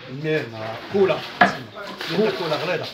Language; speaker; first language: Arabic; native; Arabic